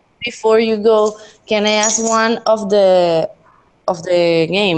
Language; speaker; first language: English; non-native, learner; Spanish